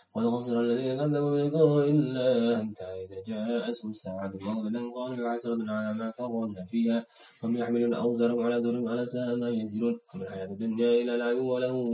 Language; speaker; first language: Arabic; non-native, learner; Indonesian